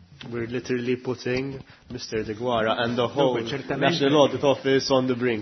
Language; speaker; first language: English; non-native, local second language; Maltese